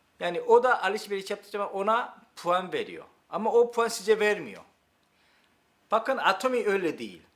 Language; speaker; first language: Turkish; non-native, learner; Korean